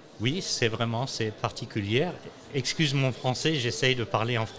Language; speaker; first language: French; non-native, learner; German